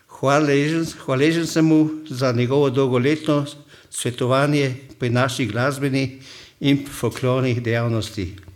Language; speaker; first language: Slovenian; native; Slovenian